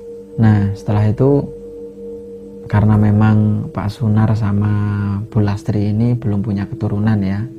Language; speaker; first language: Indonesian; native; Indonesian